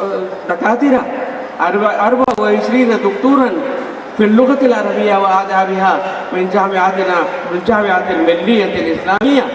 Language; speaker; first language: Arabic; non-native, fluent; Urdu